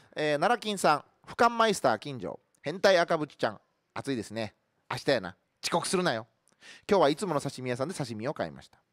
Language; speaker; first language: Japanese; native; Japanese